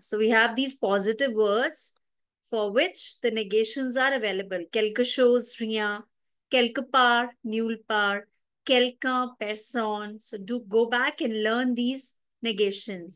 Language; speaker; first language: English; non-native, local second language; Hindi